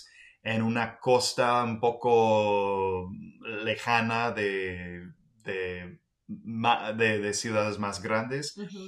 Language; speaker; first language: Spanish; non-native, fluent; English